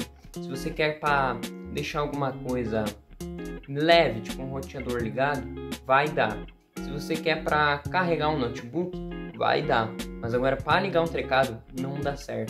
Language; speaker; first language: Portuguese; native; Portuguese